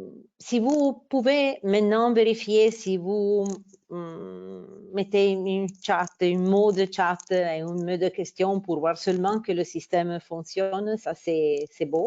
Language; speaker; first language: French; non-native, fluent; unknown